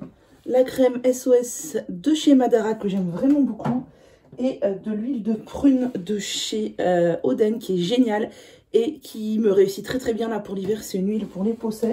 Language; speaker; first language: French; native; French